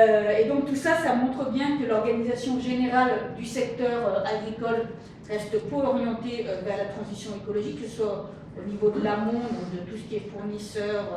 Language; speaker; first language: French; native; French